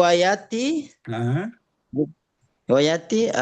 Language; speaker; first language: Arabic; non-native, learner; Indonesian